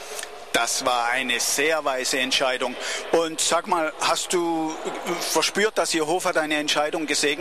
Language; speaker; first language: German; native; German